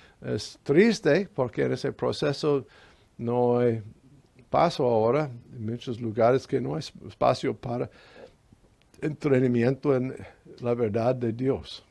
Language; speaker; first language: Spanish; non-native, fluent; English